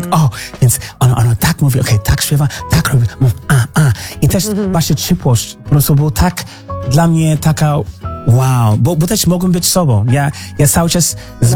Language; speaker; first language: Polish; non-native, learner; English